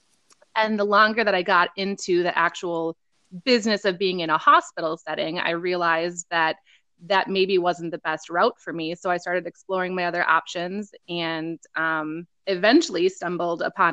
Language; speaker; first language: English; native; English